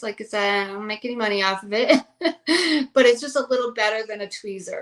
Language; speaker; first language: English; native; English